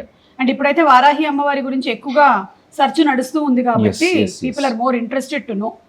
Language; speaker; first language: Telugu; native; Telugu